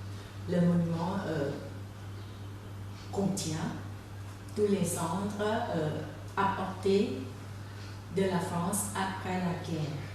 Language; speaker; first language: French; non-native, fluent; Thai